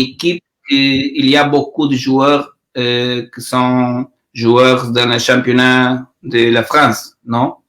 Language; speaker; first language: French; non-native, learner; Portuguese